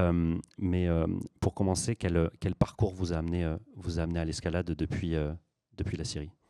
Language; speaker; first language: French; native; French